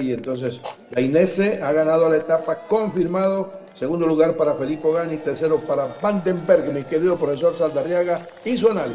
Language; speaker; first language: Spanish; native; Spanish